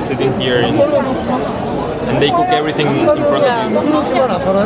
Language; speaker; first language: English; non-native, fluent; Spanish